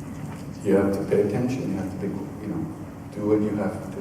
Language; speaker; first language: English; native; English